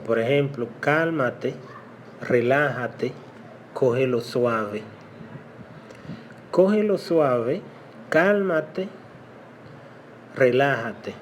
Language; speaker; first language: Spanish; non-native, local second language; Haitian Creole